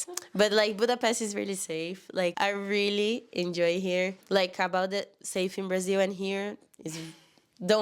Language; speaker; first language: English; non-native, learner; Portuguese